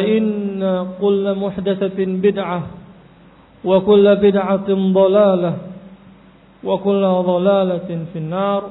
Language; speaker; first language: Arabic; non-native, fluent; Indonesian